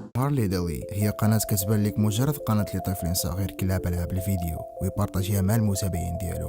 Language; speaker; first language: Arabic; native; Arabic